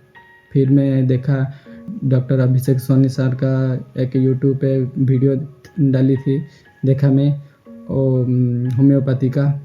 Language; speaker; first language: Hindi; non-native, local second language; Odia